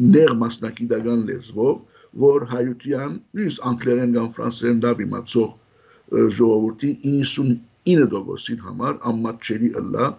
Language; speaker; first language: Armenian; early bilingual, heritage; Armenian